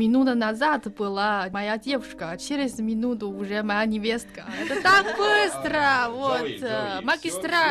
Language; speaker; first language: Russian; non-native, fluent; Chinese